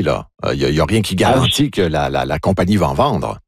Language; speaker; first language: French; native; French